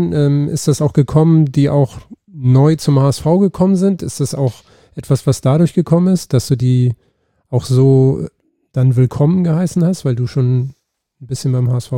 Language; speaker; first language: German; native; German